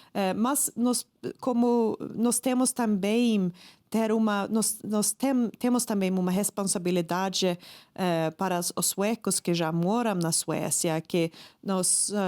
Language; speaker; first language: Portuguese; non-native, fluent; Swedish